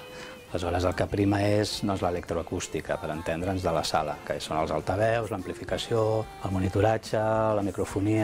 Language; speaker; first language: Catalan; native; Catalan